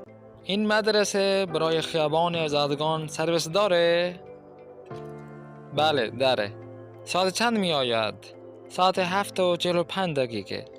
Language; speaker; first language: Persian; non-native, fluent; Urdu